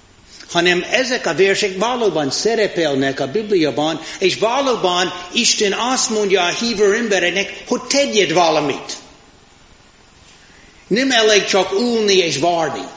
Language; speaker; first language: Hungarian; non-native, fluent; English